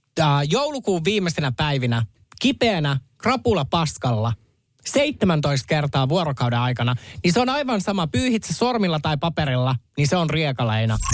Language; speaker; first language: Finnish; native; Finnish